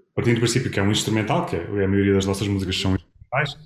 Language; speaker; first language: Portuguese; native; Portuguese